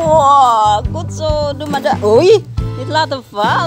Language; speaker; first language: Dutch; non-native, learner; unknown